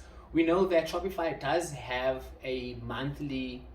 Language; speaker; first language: English; non-native, local second language; Afrikaans